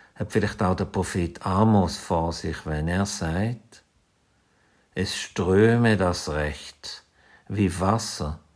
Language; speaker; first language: German; native; German